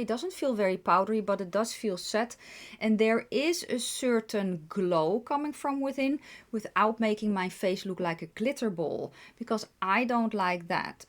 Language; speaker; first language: English; non-native, fluent; Dutch